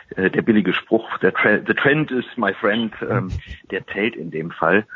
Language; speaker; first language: German; native; German